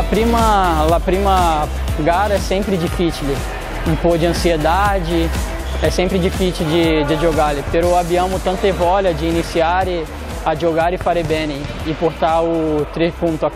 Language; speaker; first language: Italian; non-native, learner; Portuguese